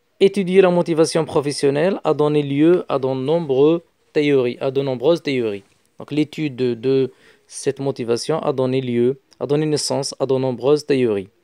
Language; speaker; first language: French; non-native, local second language; Arabic